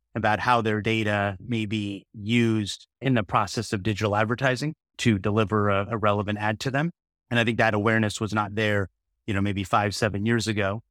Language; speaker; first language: English; native; English